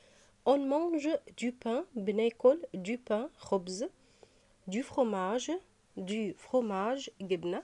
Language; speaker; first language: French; non-native, fluent; Arabic